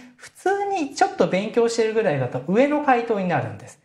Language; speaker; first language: Japanese; native; Japanese